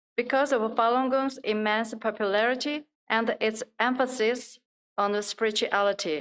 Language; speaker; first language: English; non-native, fluent; Korean